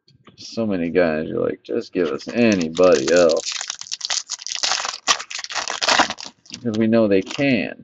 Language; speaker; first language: English; native; English